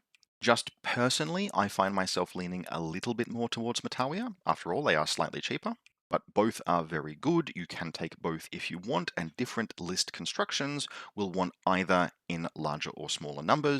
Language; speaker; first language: English; native; English